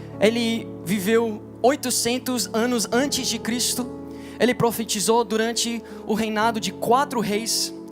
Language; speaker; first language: Portuguese; non-native, fluent; English